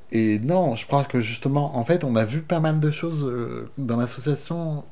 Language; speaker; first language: French; native; French